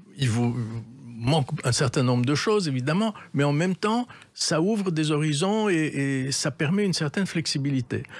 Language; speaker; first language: French; native; French